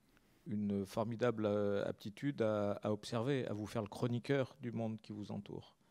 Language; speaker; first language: French; native; French